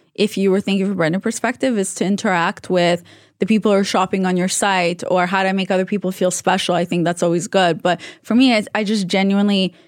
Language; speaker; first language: English; non-native, fluent; Hebrew